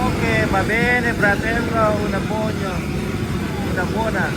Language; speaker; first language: Italian; non-native, learner; Indonesian